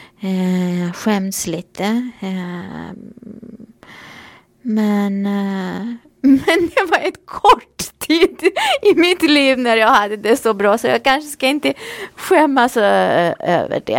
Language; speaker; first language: Swedish; non-native, fluent; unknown